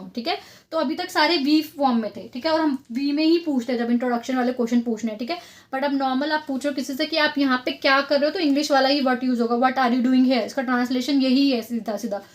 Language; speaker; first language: Hindi; native; Hindi